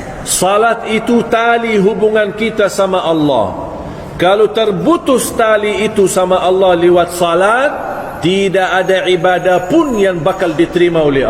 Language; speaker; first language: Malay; non-native, fluent; Arabic